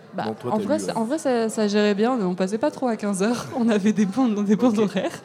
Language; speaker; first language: French; native; French